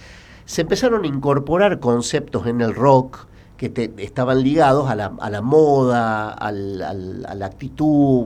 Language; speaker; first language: Spanish; native; Spanish